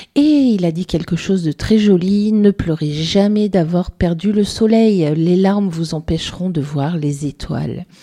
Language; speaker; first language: French; native; French